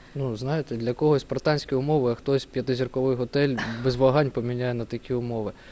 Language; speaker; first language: Ukrainian; non-native, local second language; Russian